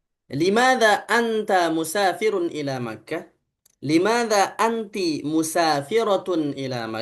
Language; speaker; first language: Arabic; non-native, fluent; Indonesian